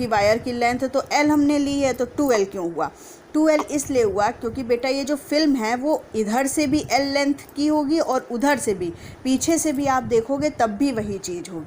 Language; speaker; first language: Hindi; native; Hindi